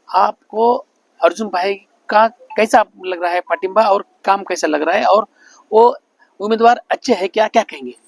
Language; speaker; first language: Hindi; non-native, local second language; Marathi